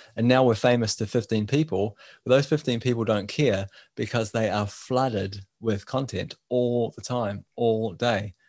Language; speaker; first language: English; native; English